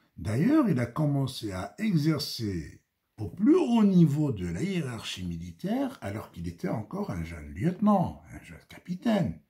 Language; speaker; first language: French; non-native, local second language; Arabic